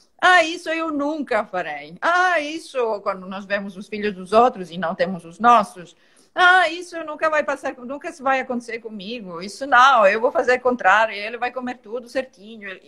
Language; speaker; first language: Portuguese; non-native, fluent; Italian